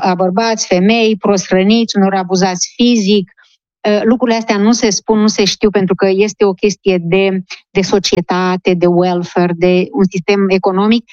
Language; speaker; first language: Romanian; native; Romanian